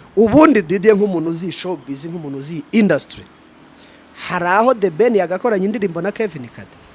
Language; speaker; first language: Kinyarwanda; native; Kinyarwanda